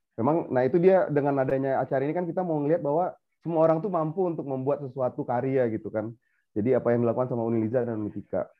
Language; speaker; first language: Indonesian; non-native, local second language; Minangkabau